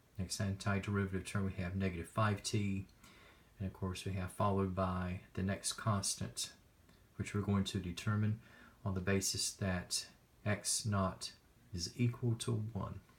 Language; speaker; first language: English; native; English